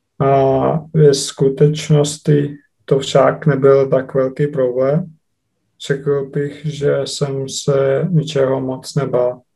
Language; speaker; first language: Czech; non-native, learner; Estonian